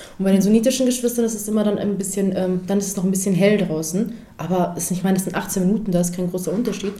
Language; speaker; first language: German; early bilingual, other home language; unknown